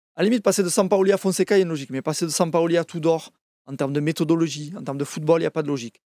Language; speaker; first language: French; native; French